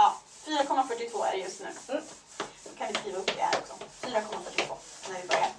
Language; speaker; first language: Swedish; native; Swedish